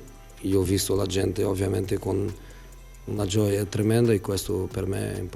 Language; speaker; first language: Italian; non-native, fluent; Portuguese